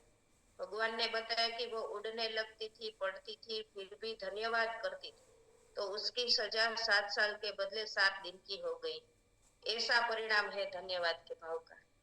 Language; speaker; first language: Hindi; native; Hindi